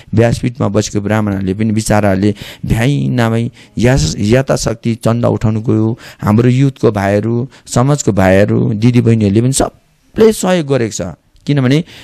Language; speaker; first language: Nepali; native; Nepali